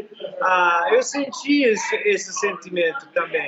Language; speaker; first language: Portuguese; non-native, learner; English